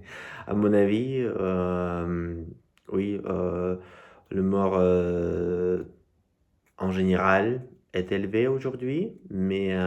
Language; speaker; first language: French; non-native, learner; Russian